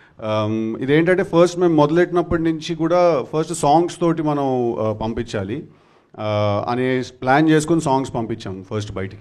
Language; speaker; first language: Telugu; native; Telugu